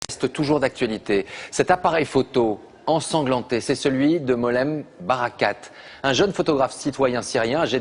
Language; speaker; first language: French; native; French